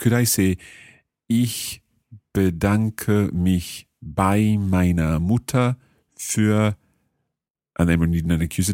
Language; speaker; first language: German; non-native, learner; English